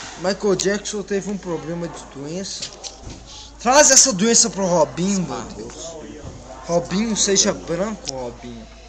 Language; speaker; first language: Portuguese; native; Portuguese